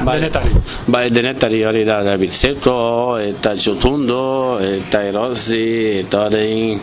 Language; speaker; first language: Basque; non-native, learner; Portuguese